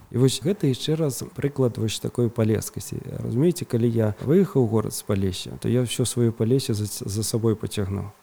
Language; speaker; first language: Belarusian; native; Belarusian